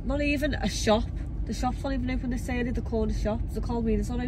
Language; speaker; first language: English; native; English